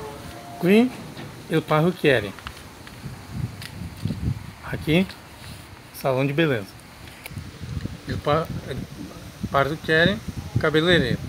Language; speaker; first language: Italian; non-native, learner; Portuguese